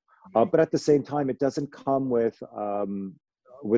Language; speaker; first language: English; native; English